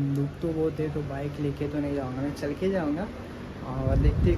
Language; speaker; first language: Hindi; non-native, local second language; Marathi